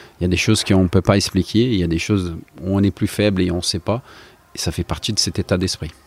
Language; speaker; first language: French; non-native, fluent; Portuguese